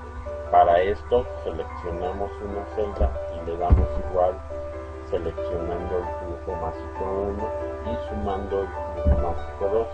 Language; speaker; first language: Spanish; native; Spanish